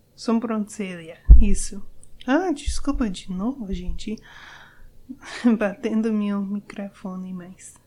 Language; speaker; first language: Portuguese; non-native, learner; English